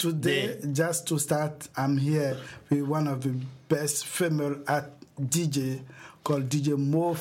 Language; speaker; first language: English; non-native, learner; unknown